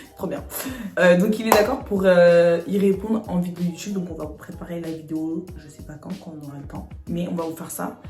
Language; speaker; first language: French; native; French